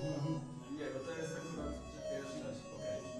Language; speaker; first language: Polish; native; Polish